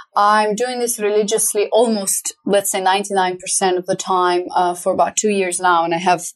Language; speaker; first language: English; non-native, fluent; Romanian